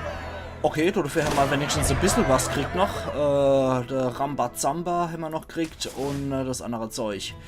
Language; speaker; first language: German; native; German